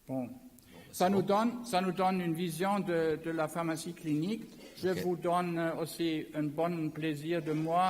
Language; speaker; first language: French; non-native, learner; German